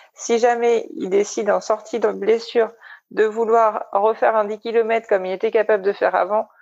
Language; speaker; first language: French; native; French